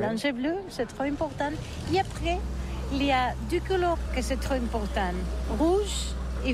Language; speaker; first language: French; non-native, learner; Catalan